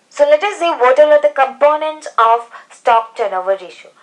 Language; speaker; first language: English; non-native, local second language; Malayalam